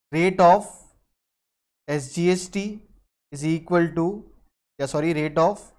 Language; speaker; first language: Hindi; native; Hindi